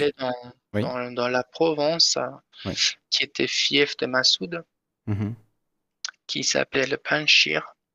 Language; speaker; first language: French; non-native, learner; Persian